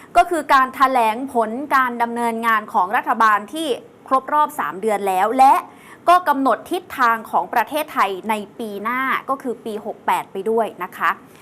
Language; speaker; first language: Thai; native; Thai